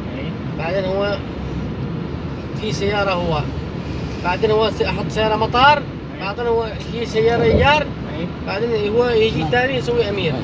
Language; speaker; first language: Arabic; non-native, learner; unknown